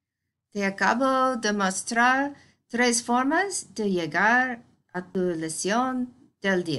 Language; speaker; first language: Spanish; non-native, fluent; English